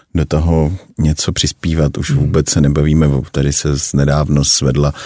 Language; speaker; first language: Czech; native; Czech